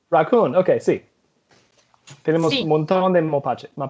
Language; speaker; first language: Spanish; non-native, fluent; English